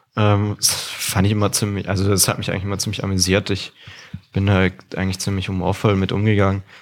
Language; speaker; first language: German; native; German